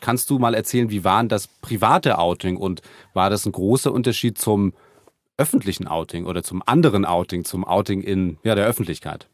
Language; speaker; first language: German; native; German